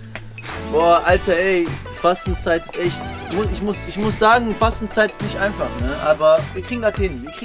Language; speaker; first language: German; native; German